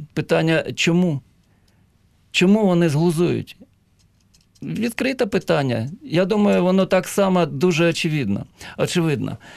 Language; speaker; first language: Ukrainian; native; Ukrainian